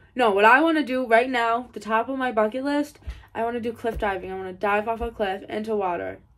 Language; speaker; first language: English; native; English